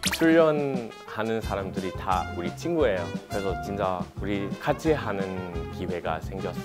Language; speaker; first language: Korean; non-native, fluent; English